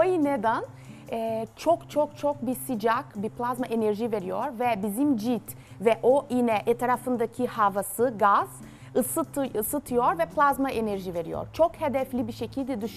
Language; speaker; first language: Turkish; non-native, learner; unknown